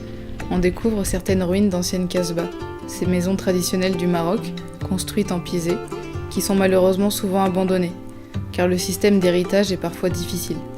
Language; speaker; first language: French; native; French